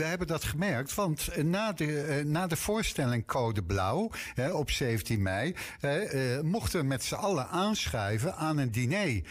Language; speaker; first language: Dutch; native; Dutch